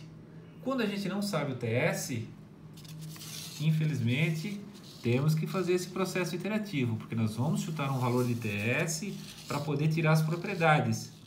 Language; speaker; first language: Portuguese; native; Portuguese